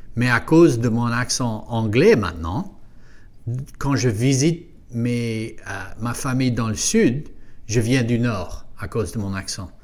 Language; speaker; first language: French; non-native, fluent; English